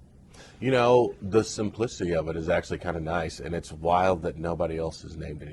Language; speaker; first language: English; native; English